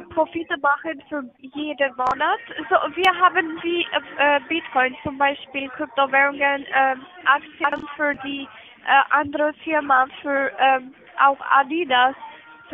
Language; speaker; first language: German; non-native, learner; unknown